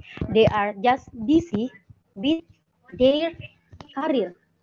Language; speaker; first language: English; non-native, learner; Indonesian